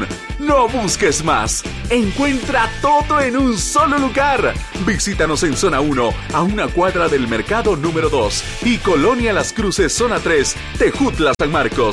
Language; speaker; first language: Spanish; native; Spanish